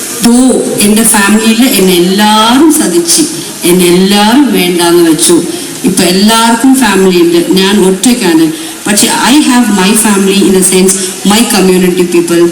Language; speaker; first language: Malayalam; non-native, local second language; Tamil